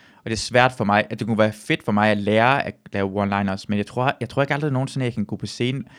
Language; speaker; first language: Danish; early bilingual, other home language; Persian